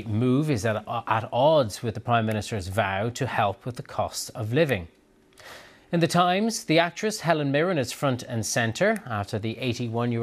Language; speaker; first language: English; native; English